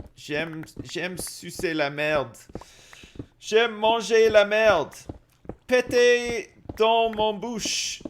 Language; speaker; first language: French; non-native, learner; English